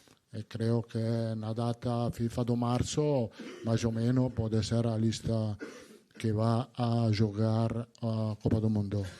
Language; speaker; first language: Spanish; non-native, fluent; Italian